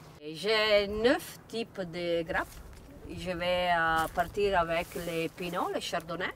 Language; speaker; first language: French; non-native, learner; Italian